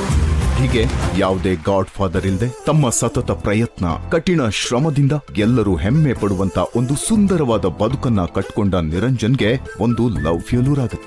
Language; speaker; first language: Kannada; native; Kannada